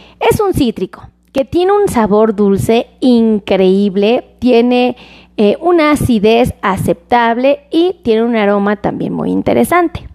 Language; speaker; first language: Spanish; native; Spanish